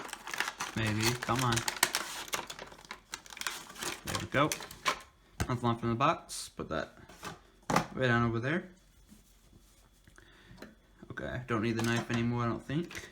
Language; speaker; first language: English; native; English